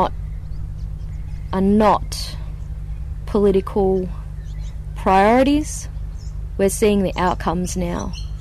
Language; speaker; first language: English; native; English